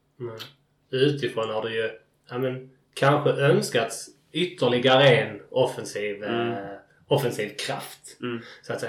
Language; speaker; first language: Swedish; native; Swedish